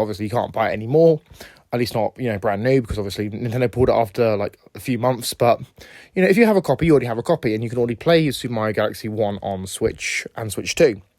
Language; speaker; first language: English; native; English